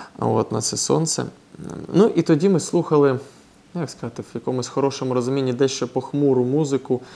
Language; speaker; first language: Ukrainian; non-native, local second language; Russian